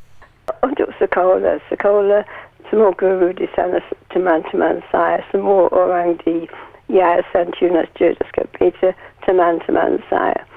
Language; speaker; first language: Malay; non-native, learner; English